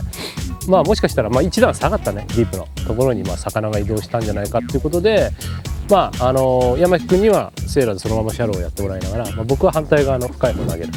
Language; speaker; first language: Japanese; native; Japanese